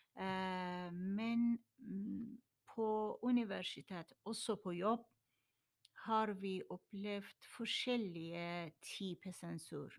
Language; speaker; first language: Norwegian; non-native, learner; Persian